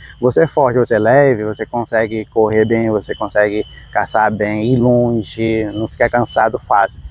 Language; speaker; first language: Portuguese; non-native, local second language; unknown